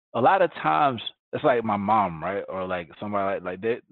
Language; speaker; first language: English; early bilingual, other home language; Spanish